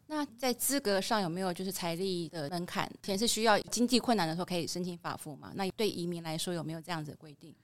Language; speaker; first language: Chinese; native; Chinese